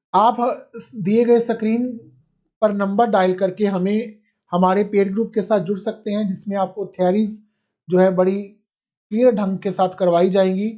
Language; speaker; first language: Hindi; non-native, local second language; Punjabi